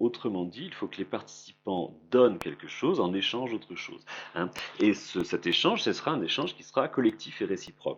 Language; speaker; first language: French; native; French